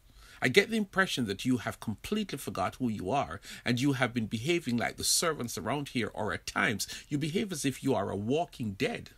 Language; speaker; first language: English; native; English